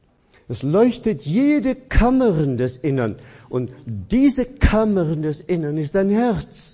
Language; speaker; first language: German; non-native, fluent; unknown